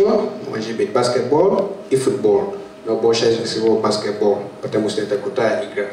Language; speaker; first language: Russian; non-native, learner; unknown